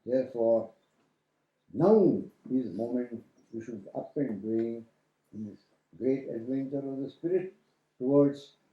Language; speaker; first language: English; non-native, local second language; Kannada